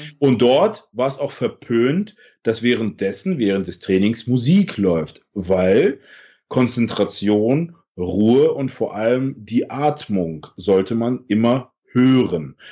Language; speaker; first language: German; early bilingual, other home language; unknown